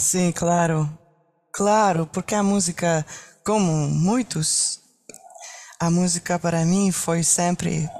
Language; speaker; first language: Portuguese; non-native, learner; French